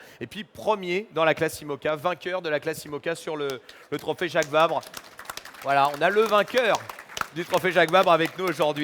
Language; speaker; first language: French; native; French